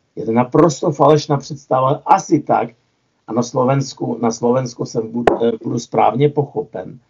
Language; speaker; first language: Czech; non-native, fluent; Russian